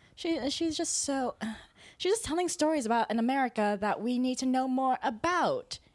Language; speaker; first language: English; native; English